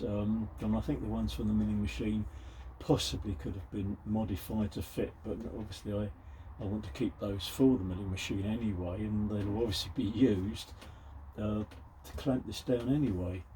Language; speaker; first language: English; native; English